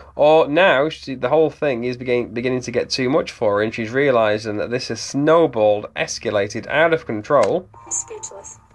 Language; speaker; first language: English; native; English